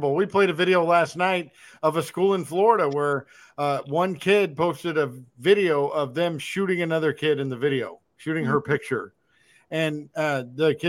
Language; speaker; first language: English; native; English